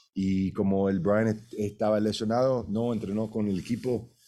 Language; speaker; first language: Spanish; native; Spanish